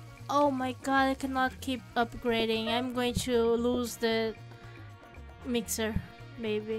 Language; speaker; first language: English; non-native, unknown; Portuguese